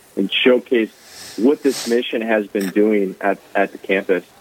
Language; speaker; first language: English; native; English